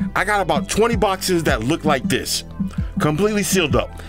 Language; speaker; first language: English; native; English